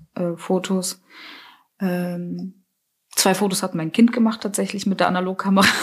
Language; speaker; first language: German; early bilingual, other home language; Russian